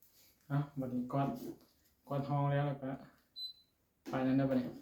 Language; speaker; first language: Thai; non-native, local second language; Northeastern Thai